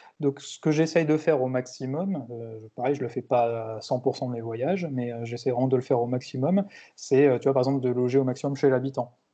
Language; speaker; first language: French; native; French